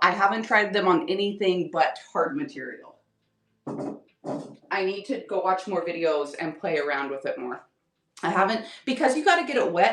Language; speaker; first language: English; native; English